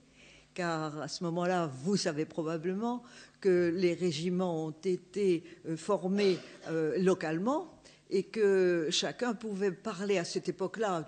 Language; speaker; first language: French; native; French